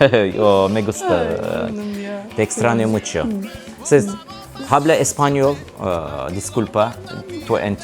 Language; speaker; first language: Spanish; non-native, learner; Turkish